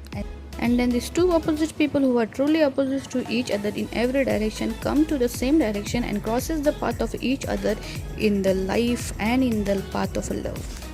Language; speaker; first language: English; non-native, fluent; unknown